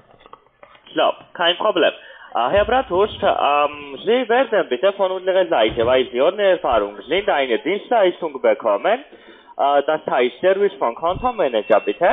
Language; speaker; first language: German; non-native, learner; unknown